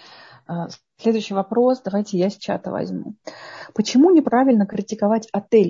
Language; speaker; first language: Russian; native; Russian